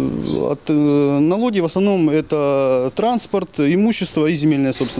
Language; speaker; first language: Russian; native; Russian